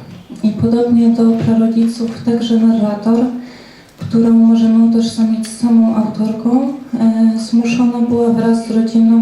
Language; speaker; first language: Polish; native; Polish